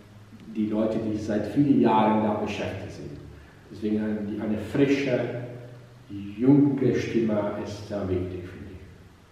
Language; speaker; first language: German; non-native, fluent; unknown